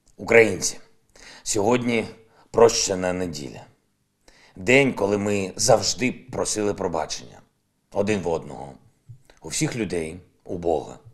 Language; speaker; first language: Ukrainian; non-native, local second language; Russian